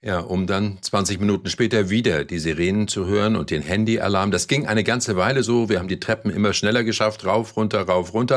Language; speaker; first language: German; native; German